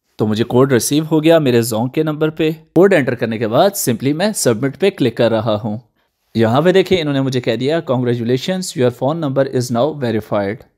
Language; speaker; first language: Urdu; native; Urdu